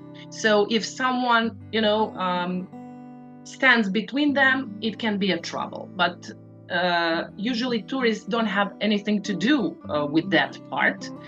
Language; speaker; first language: English; non-native, fluent; Serbian